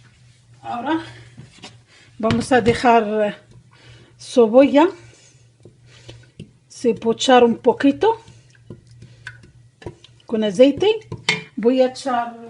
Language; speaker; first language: Spanish; non-native, learner; Arabic